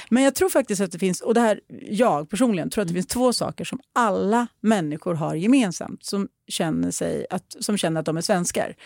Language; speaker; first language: Swedish; early bilingual, other home language; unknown